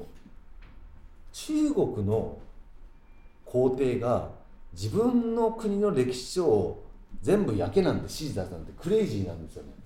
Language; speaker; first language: Japanese; native; Japanese